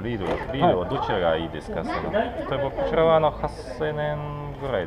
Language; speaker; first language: Japanese; non-native, learner; Russian